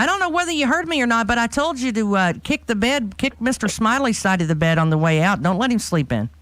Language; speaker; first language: English; native; English